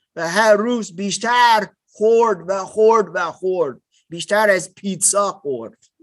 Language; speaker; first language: Persian; non-native, learner; German